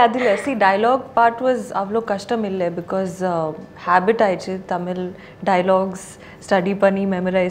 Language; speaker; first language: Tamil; non-native, learner; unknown